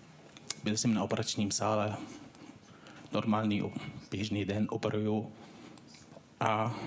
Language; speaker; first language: Czech; non-native, fluent; Arabic